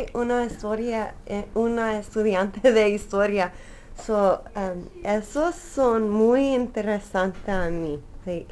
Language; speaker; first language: Spanish; early bilingual, heritage; Spanish